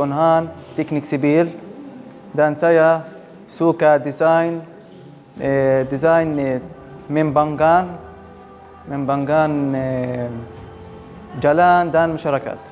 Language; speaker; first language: Indonesian; non-native, learner; Arabic